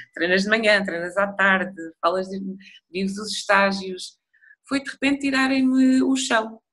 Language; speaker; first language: Portuguese; early bilingual, other home language; Upper Guinea Crioulo